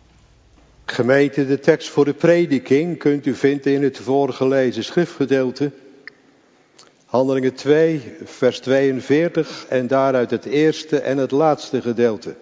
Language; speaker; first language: Dutch; native; Dutch